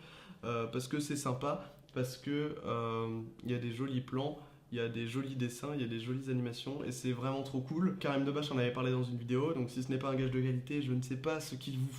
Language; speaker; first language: French; native; French